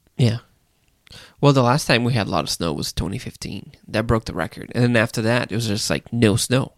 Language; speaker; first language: English; non-native, fluent; Portuguese